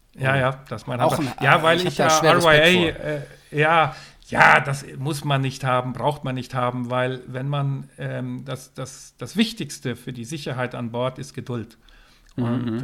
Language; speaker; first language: German; non-native, fluent; Swedish